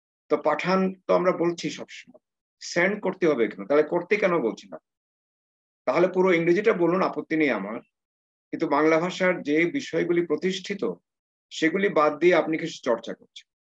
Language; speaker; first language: Bangla; non-native, local second language; Sylheti